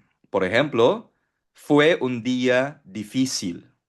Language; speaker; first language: Spanish; non-native, fluent; Filipino